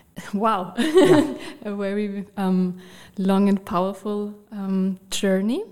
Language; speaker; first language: English; non-native, fluent; German